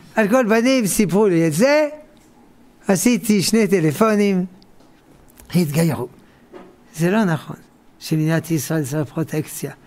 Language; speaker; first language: Hebrew; non-native, fluent; French